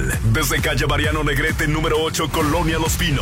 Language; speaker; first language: Spanish; native; Spanish